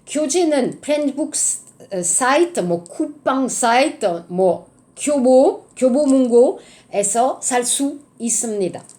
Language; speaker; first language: Korean; non-native, learner; French